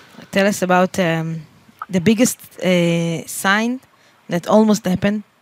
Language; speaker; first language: English; non-native, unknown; Hebrew